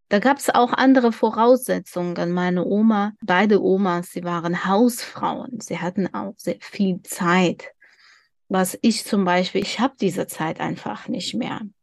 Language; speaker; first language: German; non-native, fluent; Tajik